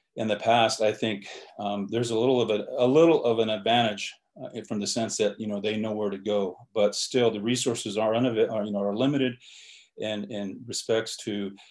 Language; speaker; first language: English; native; English